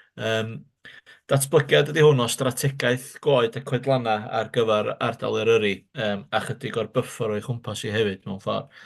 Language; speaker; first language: Welsh; native; Welsh